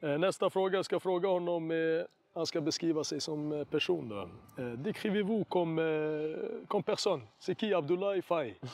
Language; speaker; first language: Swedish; early bilingual, other home language; Arabic